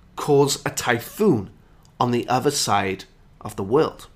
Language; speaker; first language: English; native; English